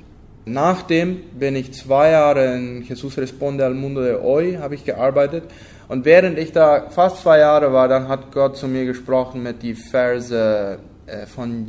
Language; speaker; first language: German; non-native, local second language; Low German